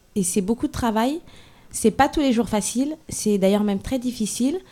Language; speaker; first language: French; native; French